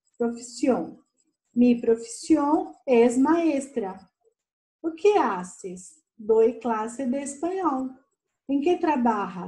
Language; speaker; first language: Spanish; non-native, fluent; Portuguese